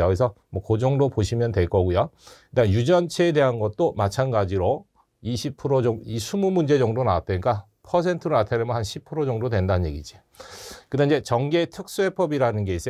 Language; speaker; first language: Korean; native; Korean